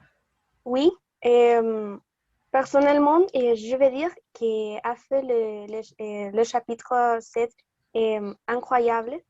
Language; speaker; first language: French; non-native, learner; Spanish